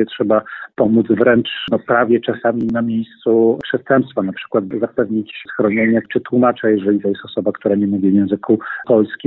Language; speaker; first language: Polish; native; Polish